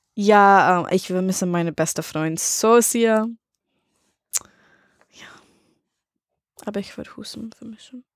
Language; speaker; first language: German; non-native, learner; English